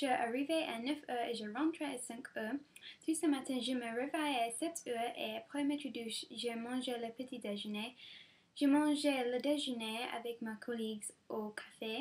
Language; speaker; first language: French; non-native, learner; English